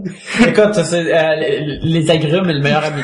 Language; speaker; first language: French; native; French